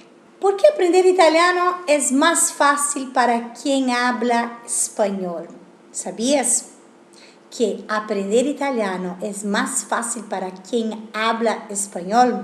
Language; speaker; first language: Spanish; non-native, fluent; Italian